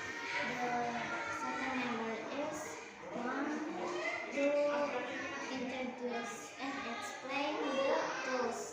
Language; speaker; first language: English; non-native, learner; Indonesian